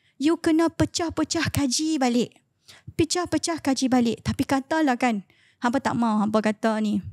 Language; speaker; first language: Malay; native; Malay